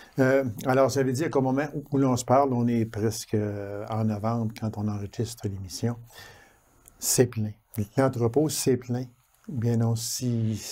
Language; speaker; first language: French; native; French